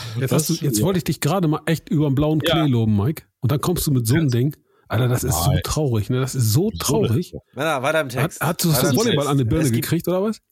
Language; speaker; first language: German; native; German